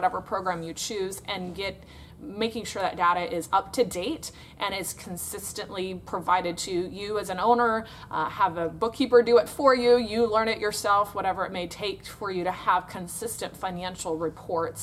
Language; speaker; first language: English; native; English